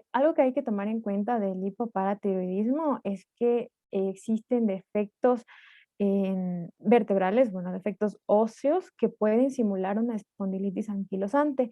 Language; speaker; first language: Spanish; native; Spanish